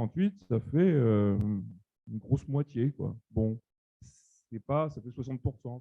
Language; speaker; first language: French; native; French